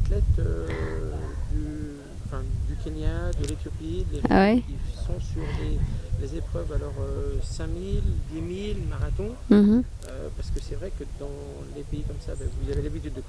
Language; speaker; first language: French; native; French